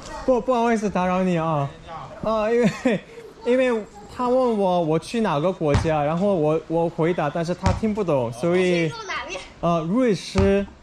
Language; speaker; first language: Chinese; non-native, fluent; Korean